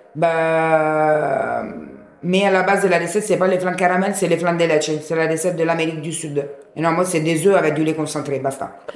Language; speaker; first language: French; non-native, fluent; Italian